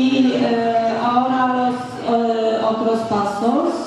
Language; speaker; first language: Spanish; non-native, learner; Polish